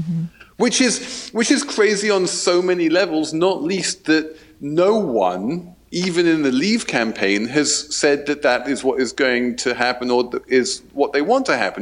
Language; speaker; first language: English; native; English